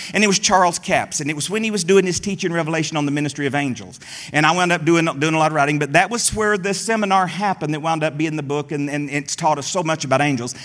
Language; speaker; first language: English; native; English